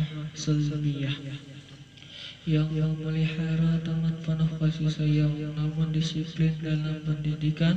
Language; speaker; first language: Indonesian; native; Indonesian